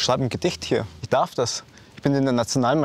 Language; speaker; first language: German; native; German